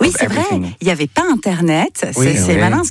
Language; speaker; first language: French; native; French